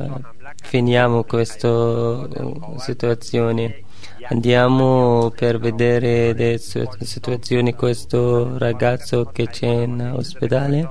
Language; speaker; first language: Italian; non-native, learner; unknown